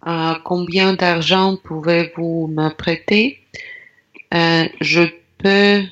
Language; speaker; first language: French; non-native, learner; Russian